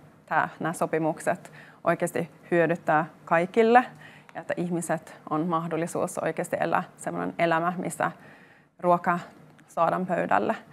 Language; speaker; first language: Finnish; non-native, local second language; Swedish